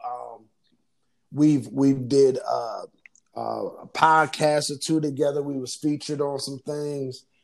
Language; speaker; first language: English; native; English